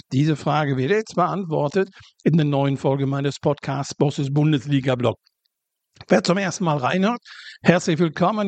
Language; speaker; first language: German; native; German